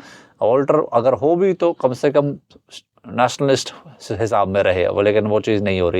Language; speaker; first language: Hindi; native; Hindi